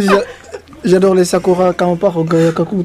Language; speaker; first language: French; non-native, local second language; Wolof